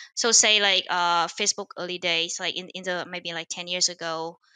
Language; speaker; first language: English; non-native, fluent; Vietnamese